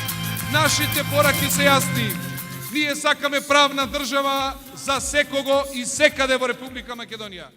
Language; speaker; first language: Macedonian; native; Macedonian